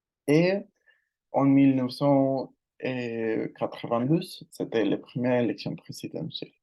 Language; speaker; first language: French; non-native, learner; Spanish